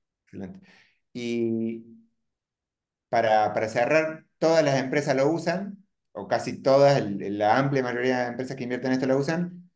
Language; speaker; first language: Spanish; native; Spanish